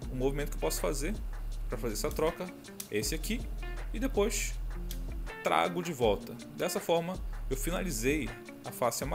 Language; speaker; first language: Portuguese; native; Portuguese